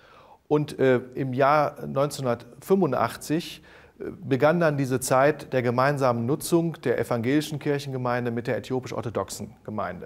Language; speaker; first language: German; native; German